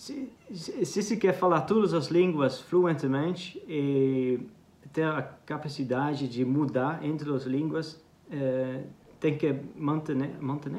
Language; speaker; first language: Portuguese; non-native, fluent; Dutch